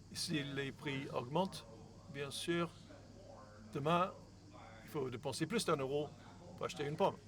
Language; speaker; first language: French; non-native, fluent; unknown